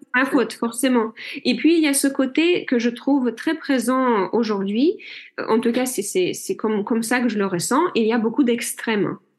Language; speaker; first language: French; non-native, fluent; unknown